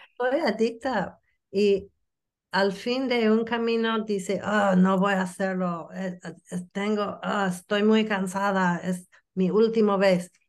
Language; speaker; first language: Spanish; non-native, learner; English